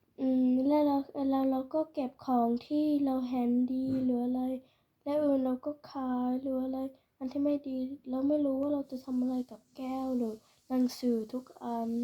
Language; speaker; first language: Thai; early bilingual, heritage; Thai